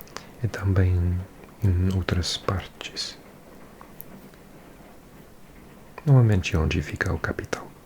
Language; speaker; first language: Portuguese; non-native, learner; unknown